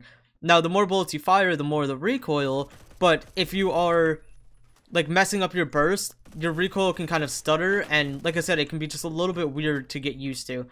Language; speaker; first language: English; native; English